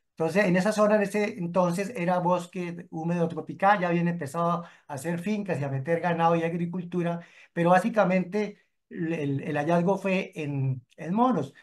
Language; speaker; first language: Spanish; native; Spanish